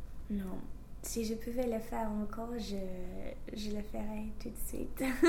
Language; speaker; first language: French; non-native, fluent; English